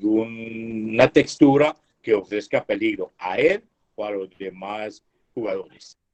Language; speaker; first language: Spanish; native; Spanish